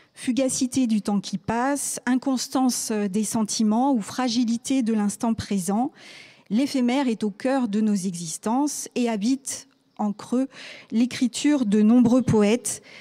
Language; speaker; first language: French; native; French